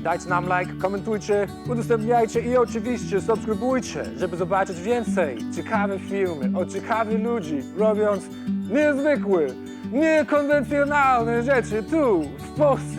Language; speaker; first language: Polish; non-native, learner; English